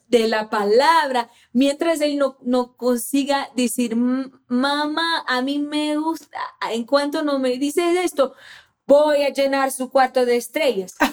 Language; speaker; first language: Spanish; non-native, fluent; Portuguese